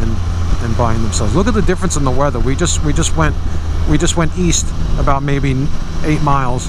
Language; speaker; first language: English; native; English